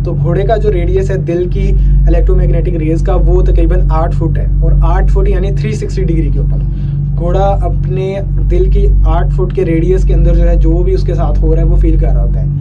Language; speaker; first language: Urdu; non-native, local second language; Punjabi